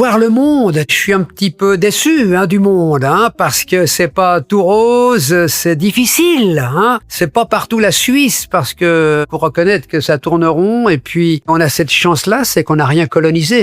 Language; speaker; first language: French; native; French